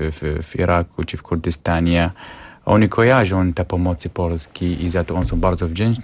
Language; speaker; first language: Polish; non-native, fluent; Kurdish